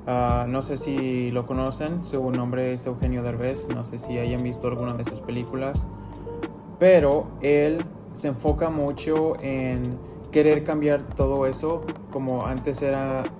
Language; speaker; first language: Spanish; early bilingual, other home language; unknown